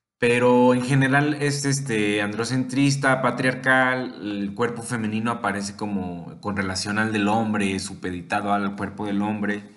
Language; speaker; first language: Spanish; native; Spanish